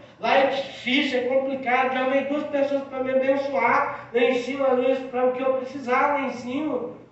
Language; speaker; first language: Portuguese; native; Portuguese